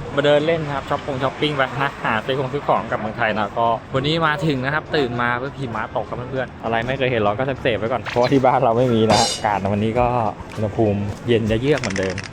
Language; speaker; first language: Thai; native; Thai